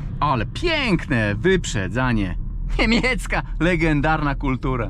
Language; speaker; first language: Polish; native; Polish